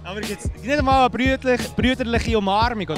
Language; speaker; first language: German; native; German